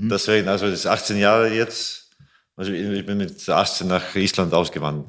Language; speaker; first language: German; non-native, fluent; Latvian